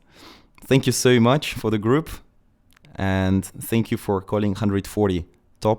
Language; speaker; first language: English; non-native, fluent; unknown